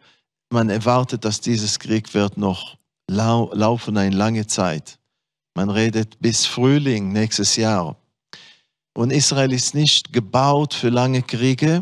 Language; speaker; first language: German; non-native, fluent; Hebrew